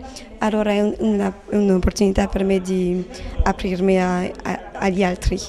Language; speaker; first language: Italian; non-native, learner; French